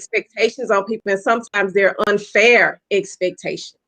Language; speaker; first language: English; native; English